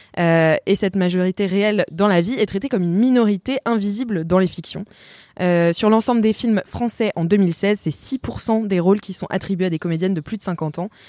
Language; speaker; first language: French; native; French